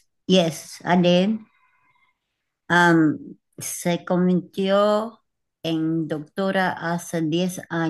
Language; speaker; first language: Spanish; non-native, learner; English